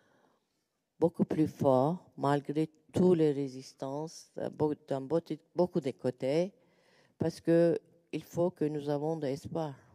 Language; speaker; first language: French; non-native, learner; Turkish